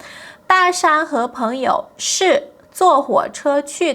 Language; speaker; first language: Chinese; non-native, fluent; Portuguese